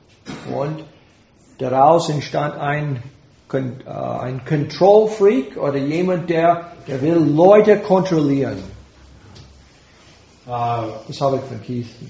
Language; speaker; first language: German; non-native, fluent; English